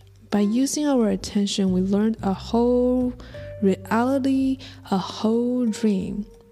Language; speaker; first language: English; non-native, fluent; Chinese